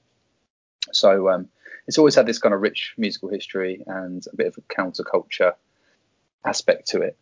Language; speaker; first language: English; native; English